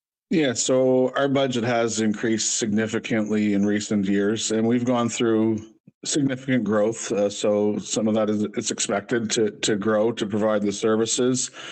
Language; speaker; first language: English; native; English